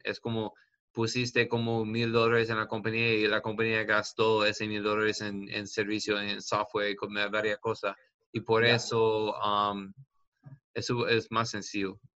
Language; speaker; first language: Spanish; non-native, learner; English